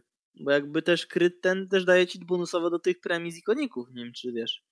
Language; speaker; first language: Polish; native; Polish